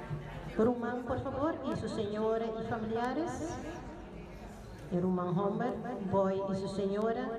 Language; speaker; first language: Spanish; non-native, learner; Papiamento